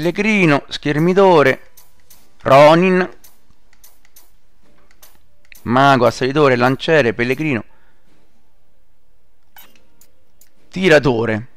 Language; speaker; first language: Italian; native; Italian